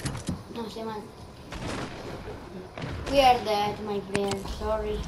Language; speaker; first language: English; non-native, learner; Spanish